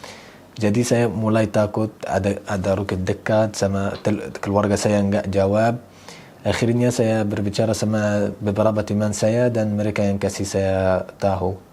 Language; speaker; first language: Indonesian; non-native, fluent; Arabic